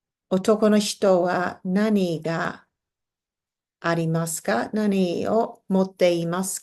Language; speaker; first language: Japanese; non-native, fluent; English